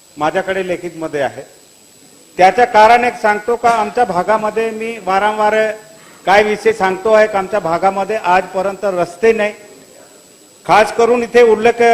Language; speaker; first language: Marathi; non-native, local second language; Bhili